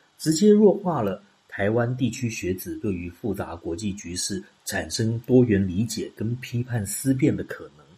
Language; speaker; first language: Chinese; native; Chinese